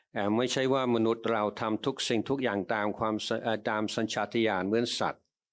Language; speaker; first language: Thai; non-native, fluent; English